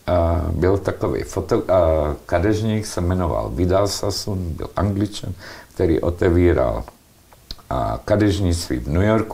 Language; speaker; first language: Czech; non-native, local second language; Slovak